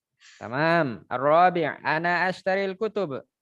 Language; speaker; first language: Arabic; non-native, fluent; Indonesian